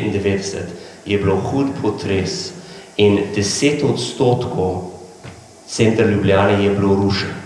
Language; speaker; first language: Slovenian; non-native, learner; English